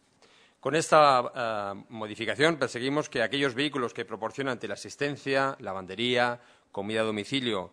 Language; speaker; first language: Spanish; native; Spanish